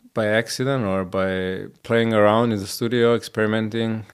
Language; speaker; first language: English; non-native, fluent; Slovenian